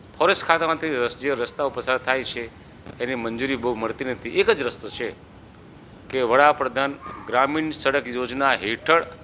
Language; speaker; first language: Gujarati; non-native, local second language; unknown